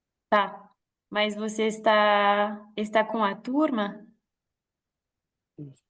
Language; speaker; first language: Portuguese; non-native, fluent; French